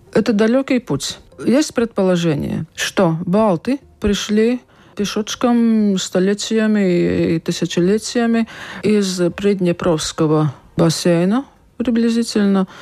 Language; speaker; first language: Russian; non-native, local second language; Latvian